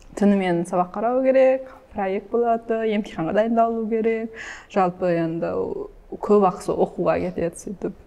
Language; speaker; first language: Kazakh; early bilingual, heritage; Kazakh